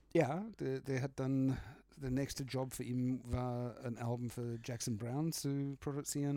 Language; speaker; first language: German; non-native, fluent; English